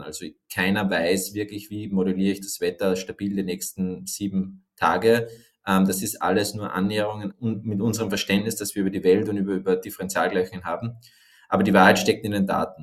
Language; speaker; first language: German; native; German